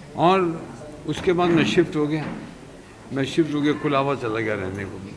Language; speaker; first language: Hindi; native; Hindi